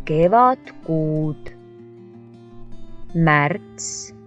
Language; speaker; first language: Estonian; non-native, local second language; Russian